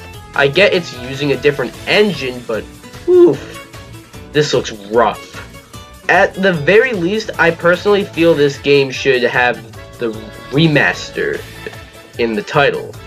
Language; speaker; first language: English; native; English